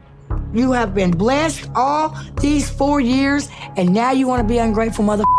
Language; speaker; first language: English; native; English